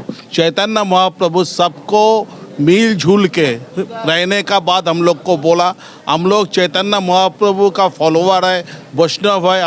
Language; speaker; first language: Hindi; non-native, local second language; Bangla